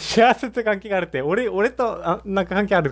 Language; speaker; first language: Japanese; native; Japanese